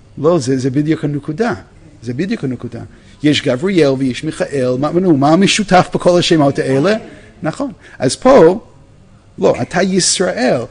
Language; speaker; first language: Hebrew; non-native, fluent; English